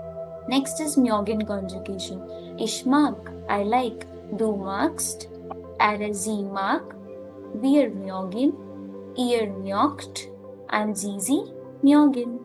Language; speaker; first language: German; non-native, learner; Hindi